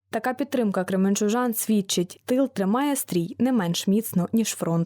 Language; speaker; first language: Ukrainian; native; Ukrainian